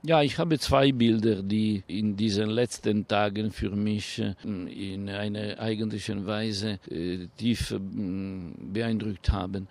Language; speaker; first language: German; non-native, fluent; Italian